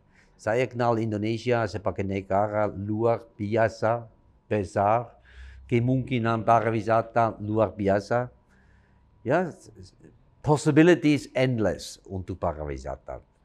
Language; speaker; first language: Indonesian; non-native, fluent; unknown